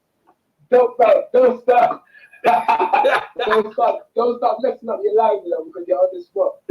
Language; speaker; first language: English; native; English